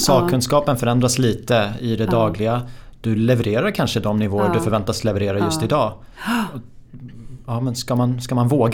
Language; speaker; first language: Swedish; native; Swedish